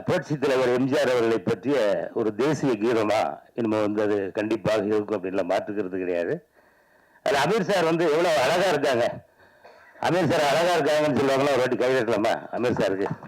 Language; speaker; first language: Tamil; native; Tamil